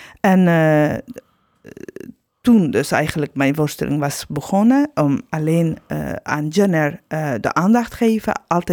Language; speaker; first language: Dutch; non-native, fluent; Turkish